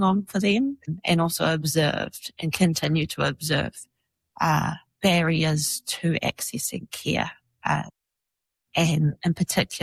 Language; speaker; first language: English; native; English